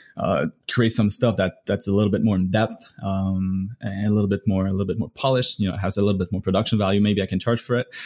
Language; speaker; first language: English; native; English